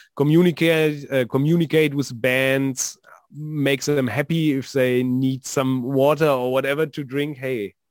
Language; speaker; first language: English; non-native, fluent; German